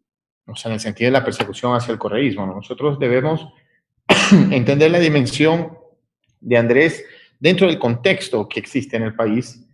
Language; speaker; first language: Spanish; native; Spanish